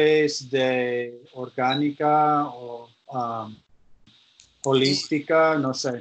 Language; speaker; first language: Spanish; non-native, learner; English